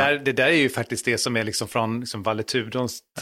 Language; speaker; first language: Swedish; native; Swedish